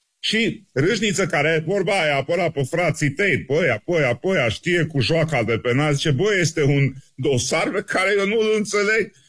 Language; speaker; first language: Romanian; native; Romanian